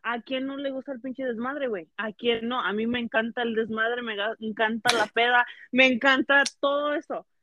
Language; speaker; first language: Spanish; early bilingual, heritage; Spanish